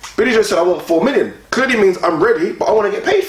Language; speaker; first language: English; native; English